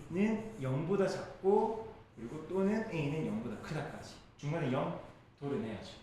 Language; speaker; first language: Korean; native; Korean